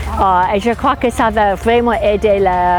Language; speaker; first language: French; non-native, fluent; English